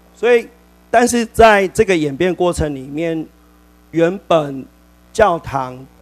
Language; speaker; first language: Chinese; native; Chinese